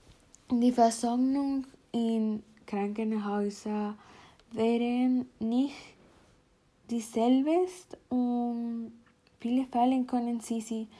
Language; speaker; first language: German; non-native, learner; Spanish